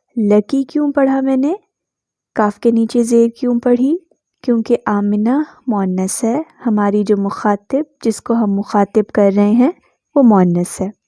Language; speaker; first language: Urdu; native; Urdu